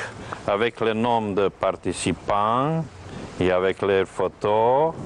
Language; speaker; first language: French; non-native, fluent; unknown